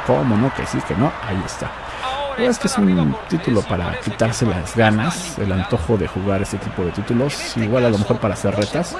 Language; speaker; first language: Spanish; native; Spanish